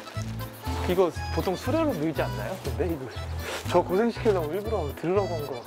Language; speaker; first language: Korean; native; Korean